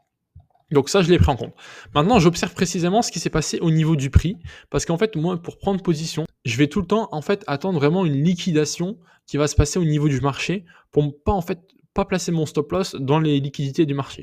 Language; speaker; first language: French; native; French